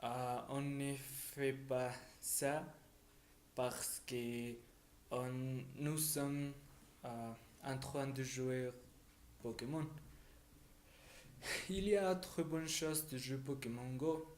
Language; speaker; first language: French; non-native, learner; Spanish